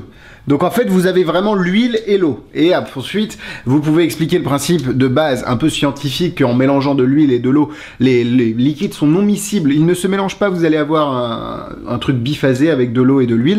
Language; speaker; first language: French; native; French